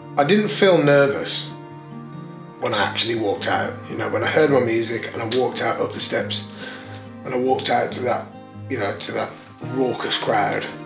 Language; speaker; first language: English; native; English